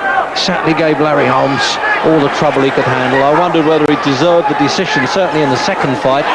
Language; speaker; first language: English; native; English